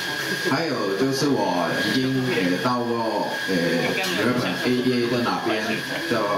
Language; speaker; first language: Chinese; non-native, local second language; Cantonese